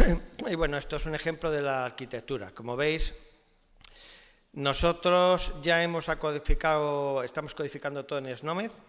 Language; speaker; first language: Spanish; native; Spanish